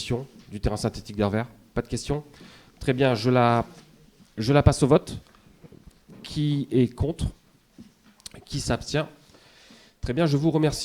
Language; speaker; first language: French; native; French